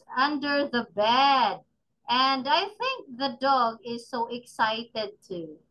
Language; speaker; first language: English; non-native, fluent; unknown